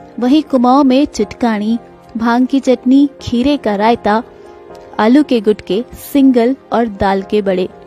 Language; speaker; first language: Hindi; native; Hindi